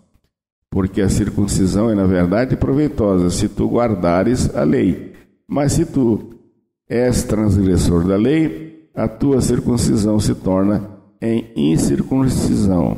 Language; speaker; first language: Portuguese; native; Portuguese